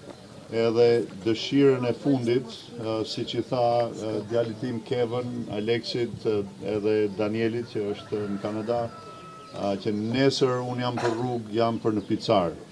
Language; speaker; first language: Albanian; native; Albanian